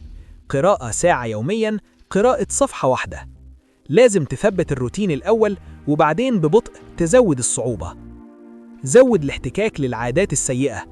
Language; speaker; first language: Arabic; native; Arabic